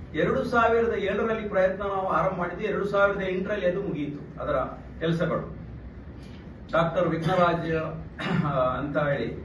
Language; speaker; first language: Kannada; non-native, local second language; Tulu